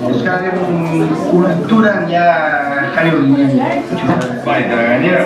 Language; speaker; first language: Basque; early bilingual, heritage; Spanish